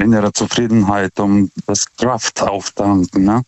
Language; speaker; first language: German; non-native, fluent; Lithuanian